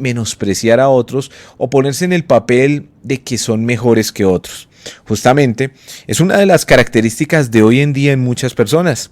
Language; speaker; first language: Spanish; native; Spanish